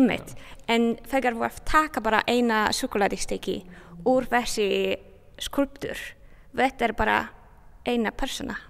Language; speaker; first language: Icelandic; non-native, learner; Polish